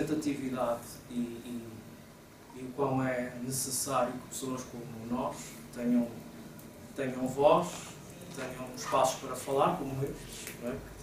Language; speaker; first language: Portuguese; native; Portuguese